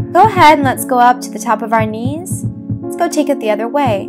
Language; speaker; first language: English; native; English